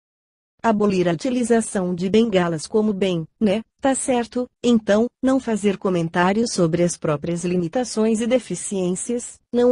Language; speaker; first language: Portuguese; native; Portuguese